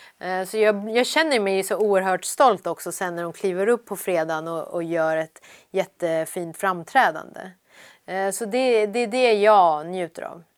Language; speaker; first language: Swedish; early bilingual, other home language; Persian